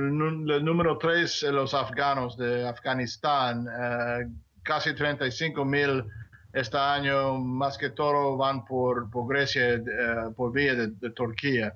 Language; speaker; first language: Spanish; non-native, fluent; English